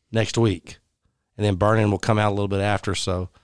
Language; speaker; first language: English; native; English